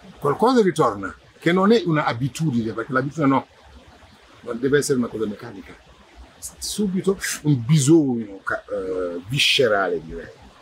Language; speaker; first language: Italian; non-native, fluent; Wolof